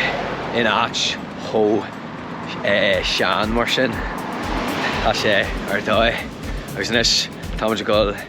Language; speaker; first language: Irish; non-native, local second language; English